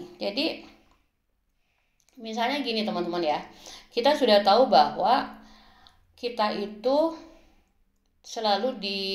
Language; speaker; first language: Indonesian; native; Indonesian